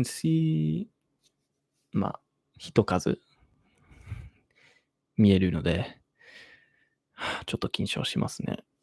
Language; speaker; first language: Japanese; non-native, learner; English